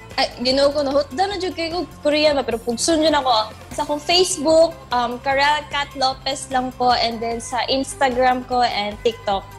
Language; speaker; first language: Cebuano; native; Cebuano